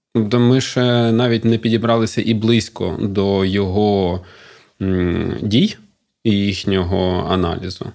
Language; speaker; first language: Ukrainian; native; Ukrainian